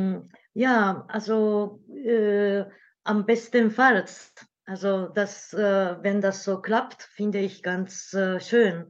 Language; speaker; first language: German; non-native, learner; Japanese